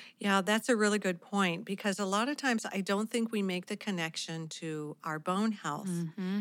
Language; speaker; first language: English; native; English